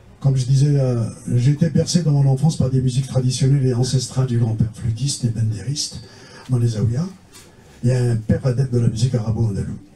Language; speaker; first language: French; non-native, local second language; Kabyle